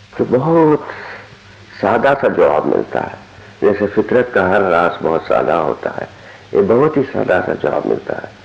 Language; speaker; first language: Urdu; non-native, local second language; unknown